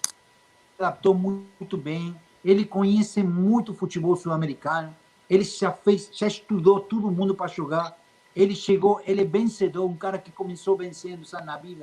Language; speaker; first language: Portuguese; non-native, fluent; Spanish